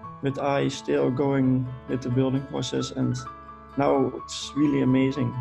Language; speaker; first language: English; non-native, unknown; Dutch